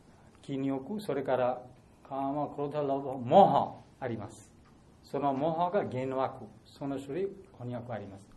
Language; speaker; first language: Japanese; non-native, learner; Bangla